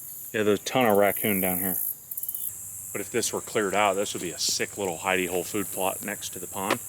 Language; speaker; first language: English; native; English